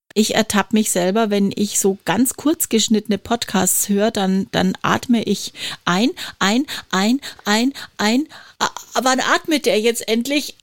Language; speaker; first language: German; native; German